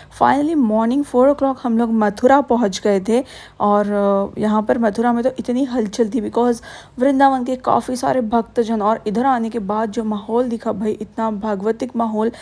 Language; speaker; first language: Hindi; native; Hindi